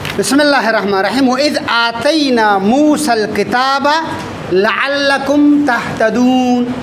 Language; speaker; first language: Urdu; native; Urdu